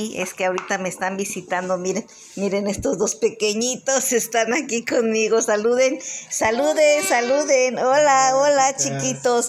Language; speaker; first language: Spanish; native; Spanish